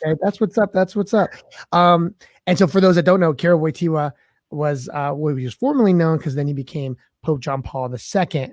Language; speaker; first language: English; native; English